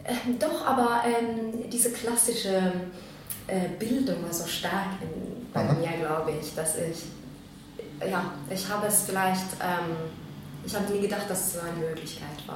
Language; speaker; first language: German; non-native, fluent; Norwegian